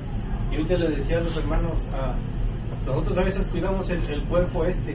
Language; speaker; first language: Spanish; native; Spanish